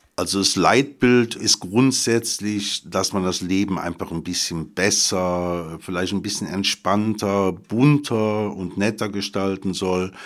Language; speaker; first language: German; native; German